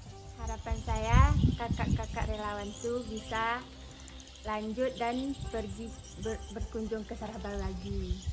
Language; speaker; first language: Indonesian; non-native, local second language; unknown